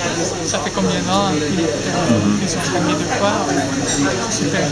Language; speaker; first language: French; non-native, local second language; Dutch